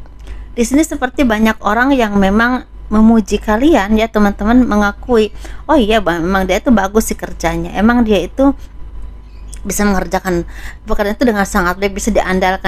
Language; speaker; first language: Indonesian; native; Indonesian